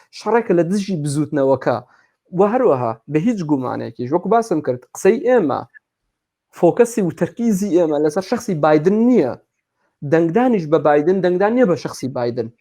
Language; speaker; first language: Central Kurdish; native; Central Kurdish